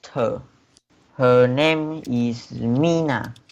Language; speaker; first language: English; non-native, learner; Chinese